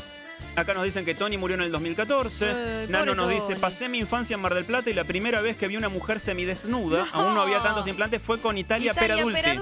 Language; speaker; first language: Spanish; native; Spanish